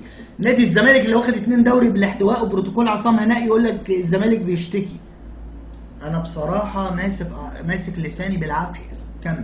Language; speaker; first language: Arabic; native; Arabic